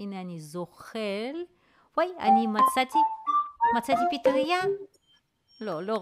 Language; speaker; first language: Hebrew; native; Hebrew